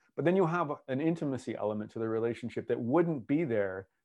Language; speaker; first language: English; native; English